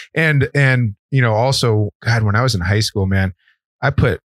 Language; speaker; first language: English; native; English